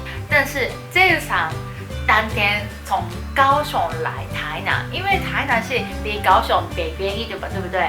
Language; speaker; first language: Chinese; non-native, fluent; Japanese